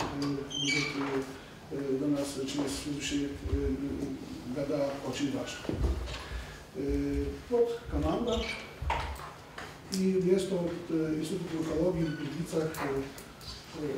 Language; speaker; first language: Russian; non-native, fluent; Polish